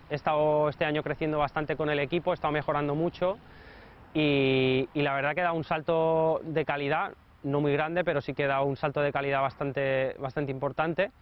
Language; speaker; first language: Spanish; non-native, local second language; Catalan